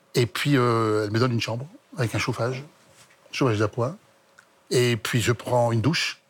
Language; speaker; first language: French; native; French